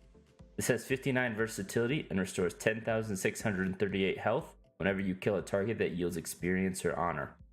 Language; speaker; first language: English; native; English